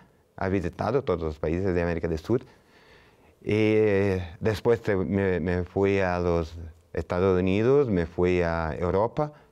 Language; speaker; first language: Spanish; non-native, fluent; Portuguese